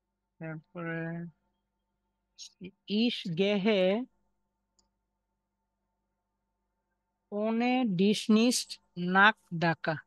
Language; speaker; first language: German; non-native, learner; Bangla